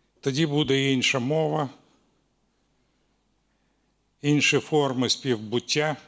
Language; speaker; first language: Ukrainian; non-native, local second language; Russian